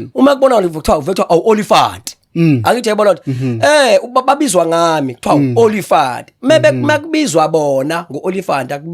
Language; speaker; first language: Zulu; non-native, local second language; Xhosa